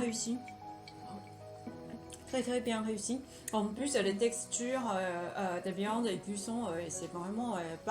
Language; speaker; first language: French; non-native, fluent; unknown